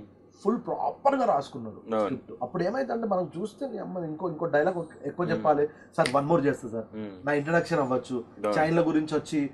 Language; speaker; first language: Telugu; native; Telugu